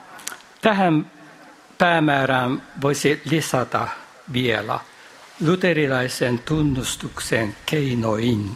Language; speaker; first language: Finnish; non-native, fluent; Japanese